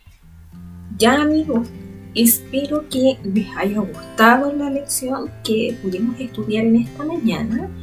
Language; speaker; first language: Spanish; native; Spanish